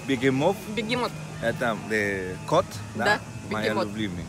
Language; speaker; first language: Russian; non-native, learner; Spanish